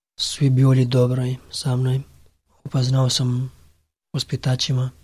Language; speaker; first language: Serbian; non-native, learner; Pashto